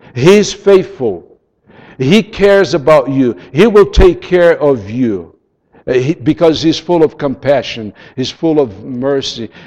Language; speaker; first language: English; non-native, fluent; Portuguese